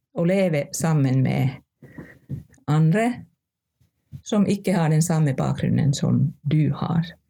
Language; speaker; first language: Norwegian; non-native, fluent; Finnish